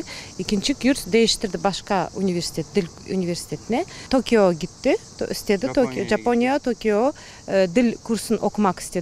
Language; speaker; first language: Turkish; non-native, learner; Kazakh